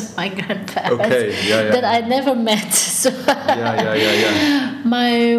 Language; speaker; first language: English; early bilingual, other home language; Tibetan